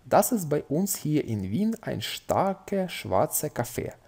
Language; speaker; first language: German; non-native, fluent; Russian